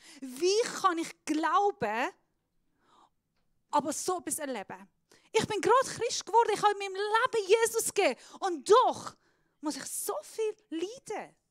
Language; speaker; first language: German; non-native, fluent; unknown